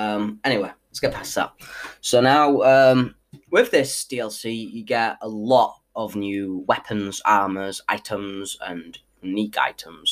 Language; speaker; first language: English; native; English